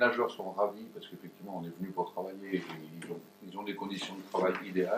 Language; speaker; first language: French; native; French